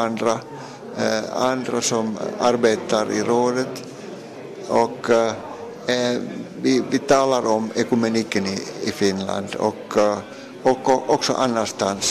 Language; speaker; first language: Swedish; non-native, local second language; Finnish